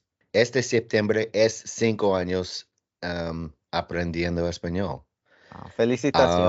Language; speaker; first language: Spanish; non-native, learner; English